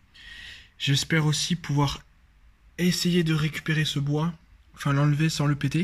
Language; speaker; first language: French; native; French